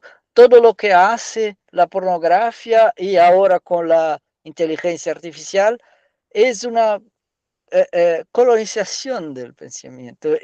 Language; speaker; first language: Spanish; non-native, fluent; Portuguese